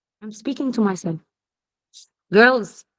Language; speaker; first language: English; non-native, fluent; Arabic